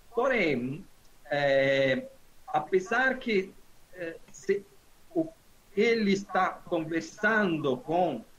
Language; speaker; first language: Portuguese; non-native, fluent; Italian